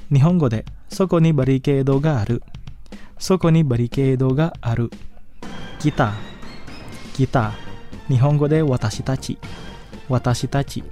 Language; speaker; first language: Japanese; non-native, fluent; Indonesian